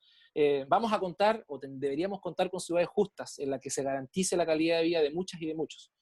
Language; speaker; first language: Spanish; native; Spanish